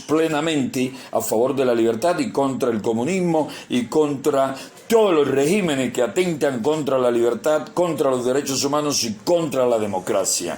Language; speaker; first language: Spanish; native; Spanish